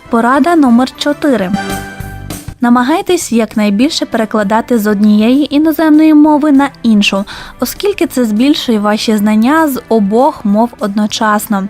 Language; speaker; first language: Ukrainian; native; Ukrainian